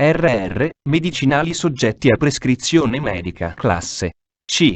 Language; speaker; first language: Italian; native; Italian